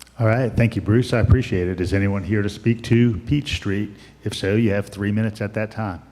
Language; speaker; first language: English; native; English